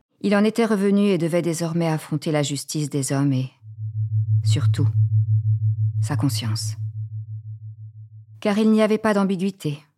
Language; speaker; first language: French; native; French